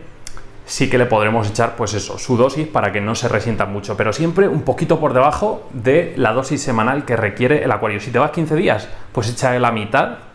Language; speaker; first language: Spanish; native; Spanish